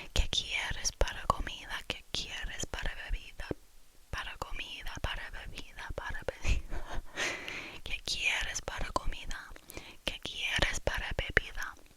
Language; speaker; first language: Spanish; non-native, learner; English